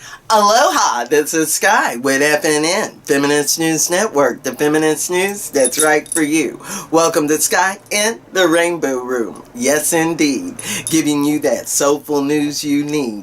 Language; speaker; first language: English; native; English